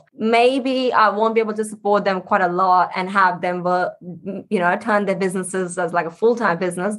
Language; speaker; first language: English; non-native, local second language; Punjabi